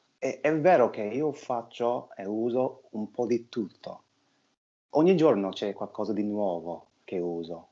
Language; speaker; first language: Italian; non-native, fluent; English